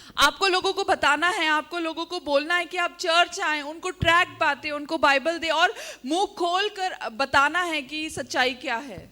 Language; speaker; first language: Hindi; native; Hindi